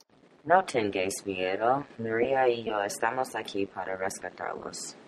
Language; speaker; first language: Spanish; non-native, learner; English